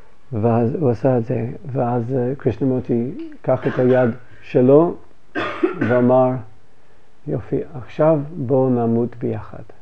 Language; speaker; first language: Hebrew; non-native, fluent; English